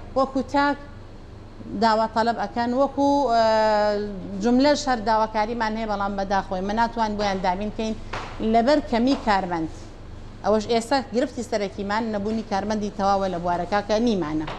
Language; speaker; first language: Central Kurdish; native; Central Kurdish